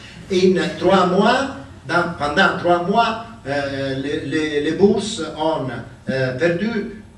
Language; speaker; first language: French; non-native, learner; Italian